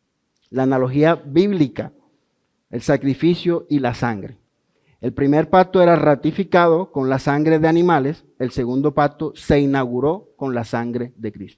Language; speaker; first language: Spanish; native; Spanish